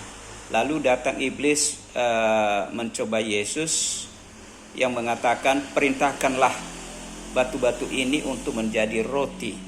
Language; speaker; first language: Indonesian; native; Indonesian